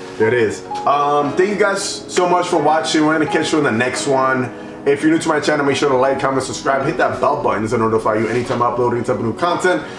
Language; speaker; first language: English; native; English